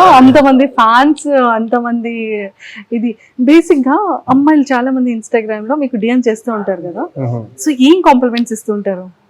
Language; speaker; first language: Telugu; native; Telugu